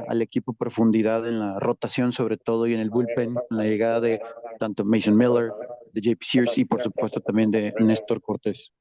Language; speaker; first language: Spanish; native; Spanish